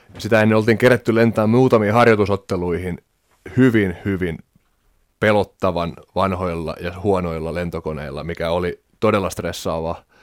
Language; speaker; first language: Finnish; native; Finnish